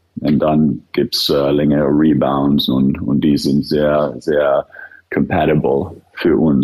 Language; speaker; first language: German; non-native, fluent; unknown